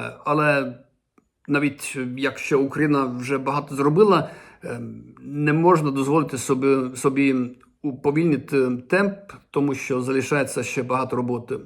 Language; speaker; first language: Ukrainian; non-native, fluent; Estonian